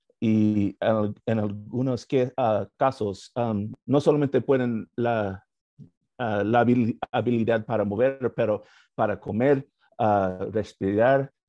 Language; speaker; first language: Spanish; non-native, learner; English